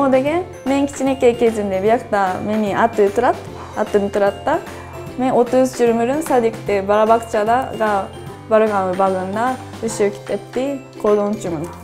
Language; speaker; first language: Kyrgyz; non-native, fluent; Japanese